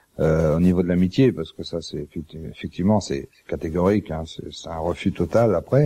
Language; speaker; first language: French; native; French